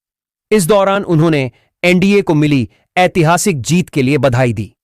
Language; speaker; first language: Hindi; native; Hindi